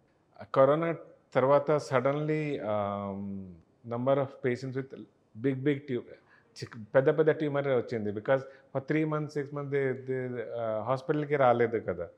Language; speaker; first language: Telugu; non-native, learner; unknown